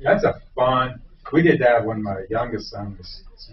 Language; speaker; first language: English; native; English